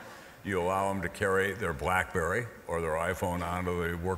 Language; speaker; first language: English; native; English